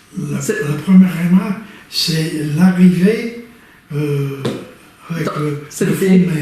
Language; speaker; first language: French; native; French